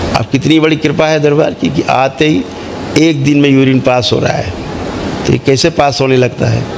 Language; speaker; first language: Hindi; native; Hindi